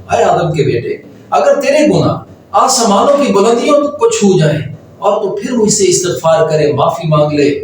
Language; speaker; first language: Urdu; native; Urdu